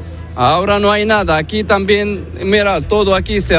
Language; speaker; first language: Spanish; non-native, learner; Arabic